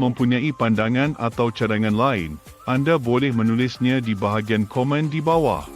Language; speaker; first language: Malay; native; Malay